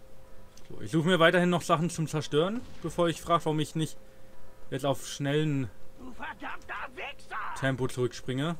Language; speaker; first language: German; native; German